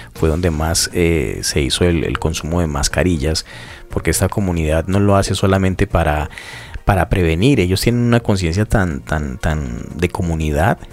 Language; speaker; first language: Spanish; native; Spanish